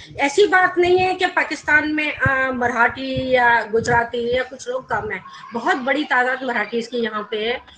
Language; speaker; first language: Urdu; non-native, local second language; Gujarati